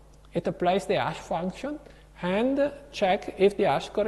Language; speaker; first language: English; non-native, fluent; Italian